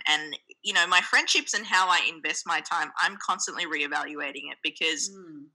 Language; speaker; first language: English; native; English